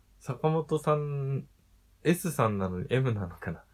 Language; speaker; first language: Japanese; native; Japanese